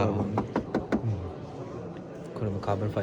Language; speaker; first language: Japanese; non-native, learner; Sinhala